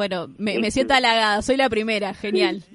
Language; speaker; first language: Spanish; native; Spanish